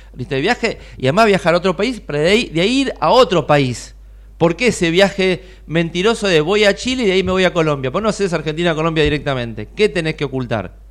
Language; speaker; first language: Spanish; native; Spanish